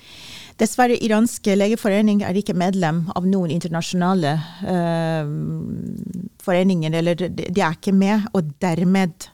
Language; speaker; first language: Norwegian; non-native, fluent; Persian